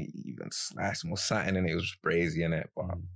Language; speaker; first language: English; native; English